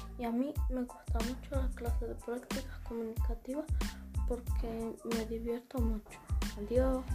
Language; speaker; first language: Spanish; non-native, learner; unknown